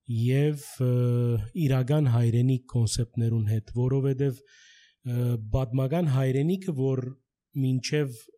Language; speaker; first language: Armenian; early bilingual, heritage; Armenian